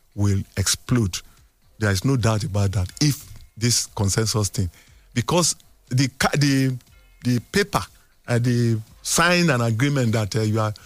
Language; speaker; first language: English; non-native, local second language; Yoruba